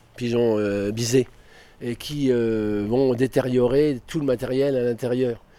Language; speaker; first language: French; native; French